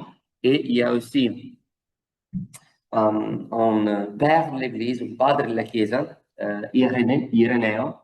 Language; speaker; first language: French; non-native, fluent; Italian